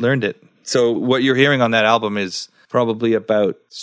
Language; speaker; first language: English; early bilingual, other home language; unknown